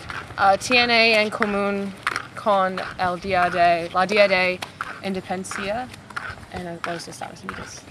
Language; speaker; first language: Spanish; non-native, learner; English